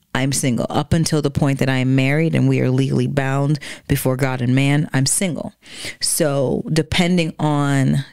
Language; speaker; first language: English; native; English